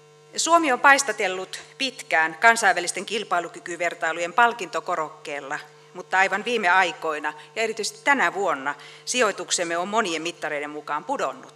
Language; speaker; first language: Finnish; native; Finnish